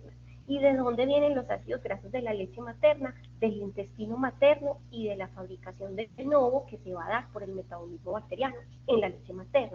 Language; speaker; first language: Spanish; native; Spanish